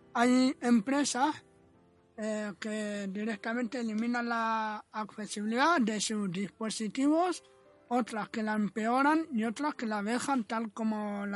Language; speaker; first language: Spanish; non-native, fluent; Arabic